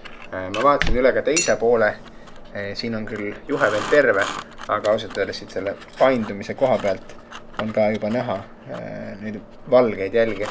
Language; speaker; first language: Estonian; native; Estonian